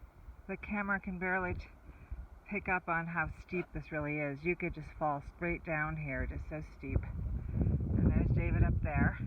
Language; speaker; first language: English; non-native, fluent; German